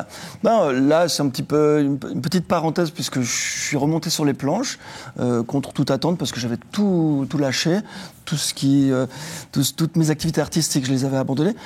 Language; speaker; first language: French; native; French